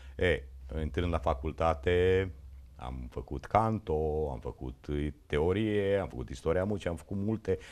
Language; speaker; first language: Romanian; native; Romanian